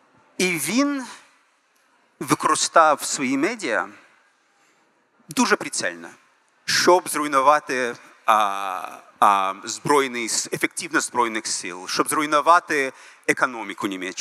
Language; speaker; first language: Ukrainian; early bilingual, heritage; Ukrainian